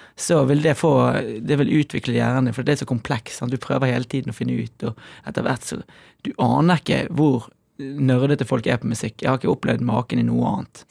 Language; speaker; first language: Norwegian; native; Norwegian